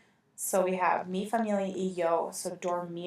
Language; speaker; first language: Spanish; non-native, fluent; English